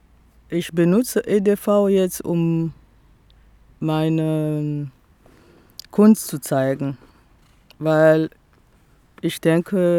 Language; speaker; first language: German; non-native, fluent; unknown